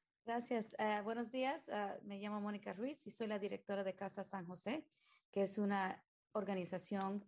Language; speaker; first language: Spanish; early bilingual, heritage; Spanish